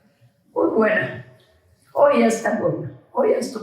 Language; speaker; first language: Spanish; early bilingual, heritage; Ladino